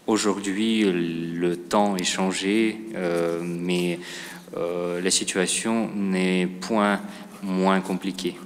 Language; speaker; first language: French; non-native, fluent; Russian